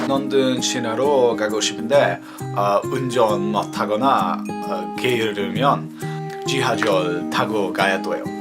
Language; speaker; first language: Korean; non-native, learner; English